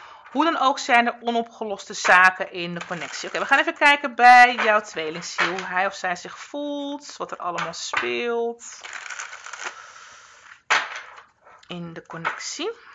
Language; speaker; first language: Dutch; native; Dutch